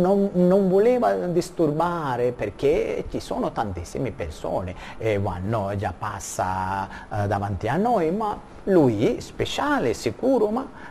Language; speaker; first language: Italian; non-native, learner; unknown